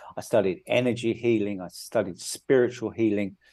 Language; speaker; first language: English; native; English